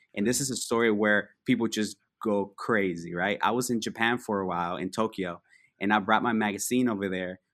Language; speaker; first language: English; early bilingual, other home language; Spanish